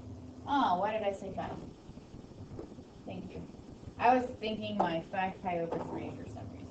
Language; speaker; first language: English; native; English